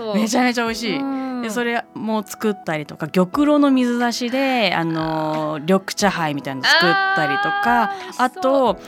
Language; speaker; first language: Japanese; native; Japanese